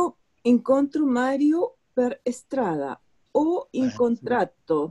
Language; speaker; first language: Italian; non-native, learner; Spanish